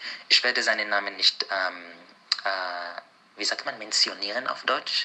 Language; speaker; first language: German; non-native, fluent; Arabic